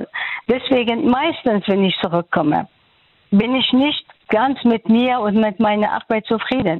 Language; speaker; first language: German; non-native, fluent; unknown